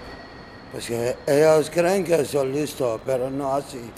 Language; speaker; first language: Spanish; non-native, learner; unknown